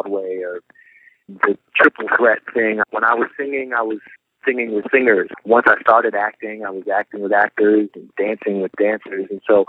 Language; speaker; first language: English; native; English